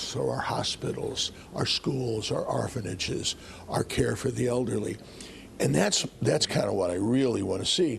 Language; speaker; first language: English; native; English